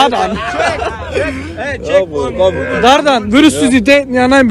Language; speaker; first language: German; native; German